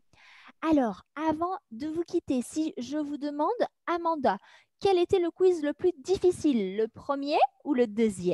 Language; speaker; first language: French; native; French